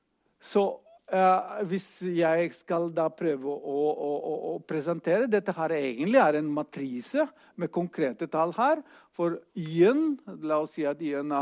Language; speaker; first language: Norwegian; non-native, fluent; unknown